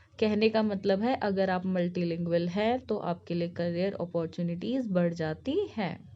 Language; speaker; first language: Hindi; native; Hindi